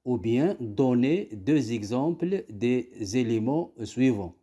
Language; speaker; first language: French; non-native, local second language; Arabic